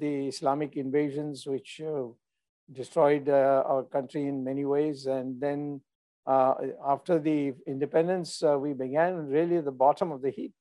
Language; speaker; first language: English; non-native, local second language; Tamil